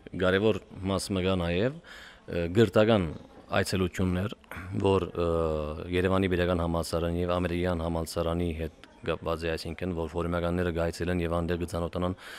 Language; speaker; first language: Armenian; early bilingual, heritage; Armenian